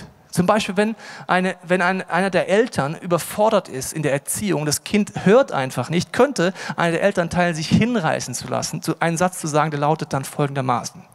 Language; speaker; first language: German; native; German